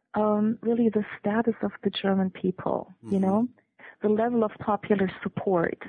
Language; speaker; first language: English; non-native, fluent; German